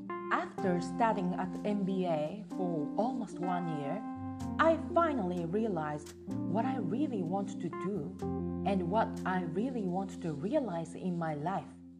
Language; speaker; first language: English; non-native, fluent; Japanese